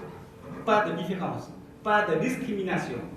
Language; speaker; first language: French; non-native, fluent; Vietnamese